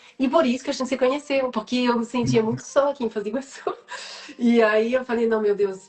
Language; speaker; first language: Portuguese; non-native, fluent; French